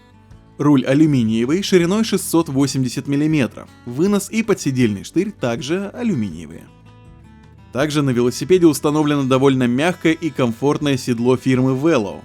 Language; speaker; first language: Russian; native; Russian